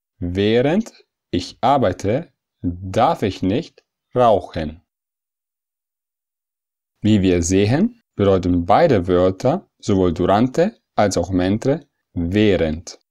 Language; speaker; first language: German; early bilingual, other home language; Italian